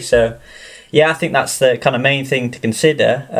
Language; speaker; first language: English; native; English